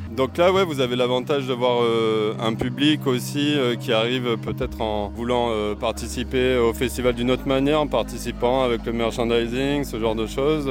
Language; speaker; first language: French; native; French